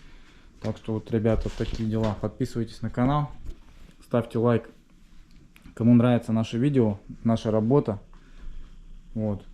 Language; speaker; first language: Russian; native; Russian